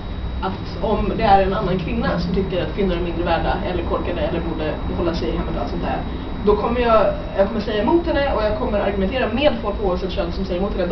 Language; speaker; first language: Swedish; native; Swedish